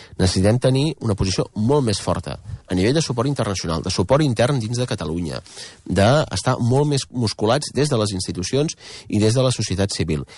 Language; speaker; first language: Catalan; native; Catalan